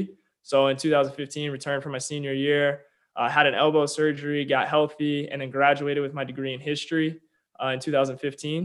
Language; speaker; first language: English; native; English